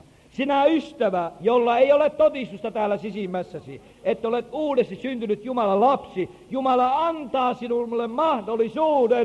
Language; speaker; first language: Finnish; native; Finnish